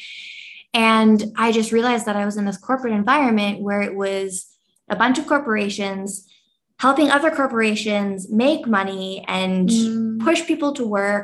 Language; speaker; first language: English; native; English